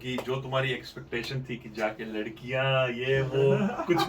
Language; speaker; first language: Hindi; native; Hindi